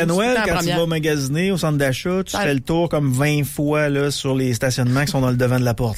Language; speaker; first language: French; native; French